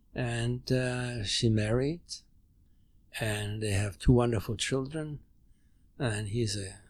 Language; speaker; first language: English; non-native, fluent; German